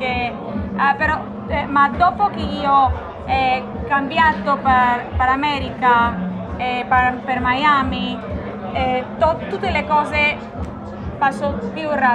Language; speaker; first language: Italian; non-native, learner; Portuguese